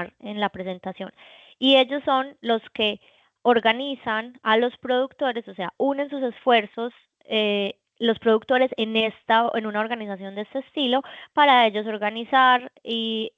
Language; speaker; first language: Spanish; native; Spanish